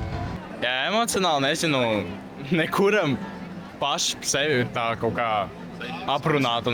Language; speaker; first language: Latvian; non-native, local second language; Russian